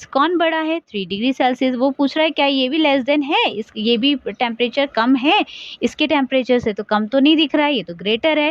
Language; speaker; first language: Hindi; native; Hindi